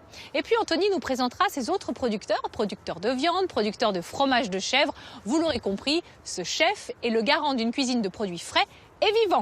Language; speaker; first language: French; native; French